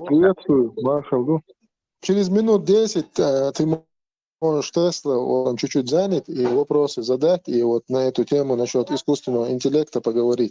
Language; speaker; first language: Russian; non-native, local second language; Chechen